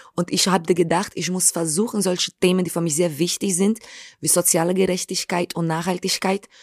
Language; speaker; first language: German; non-native, fluent; Portuguese